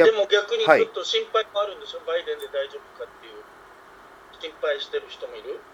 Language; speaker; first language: Japanese; native; Japanese